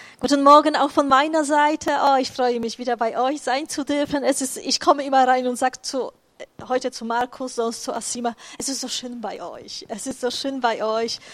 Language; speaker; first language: German; non-native, fluent; Polish